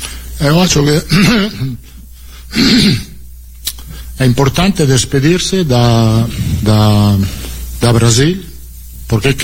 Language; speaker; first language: Portuguese; non-native, learner; Italian